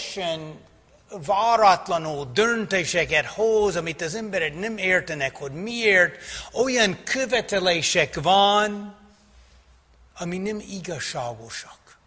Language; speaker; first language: Hungarian; non-native, fluent; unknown